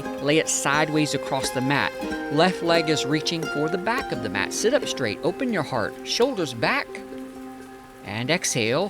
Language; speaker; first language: English; native; English